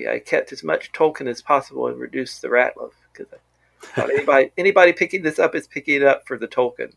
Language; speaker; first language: English; native; English